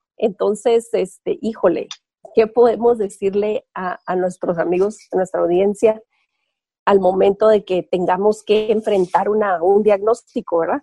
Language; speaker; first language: Spanish; native; Spanish